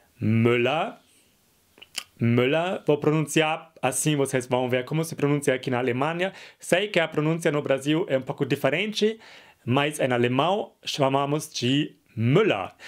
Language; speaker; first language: Portuguese; non-native, fluent; German